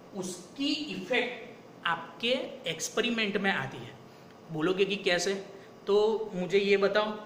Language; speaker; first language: Hindi; non-native, local second language; Gujarati